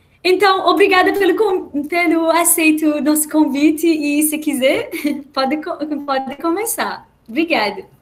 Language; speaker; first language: Portuguese; non-native, fluent; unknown